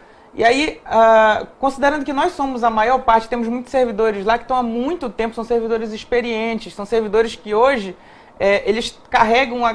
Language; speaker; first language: Portuguese; native; Portuguese